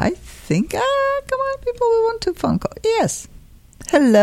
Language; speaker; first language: English; non-native, fluent; Polish